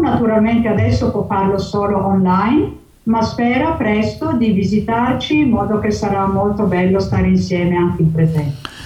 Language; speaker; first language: Italian; native; Italian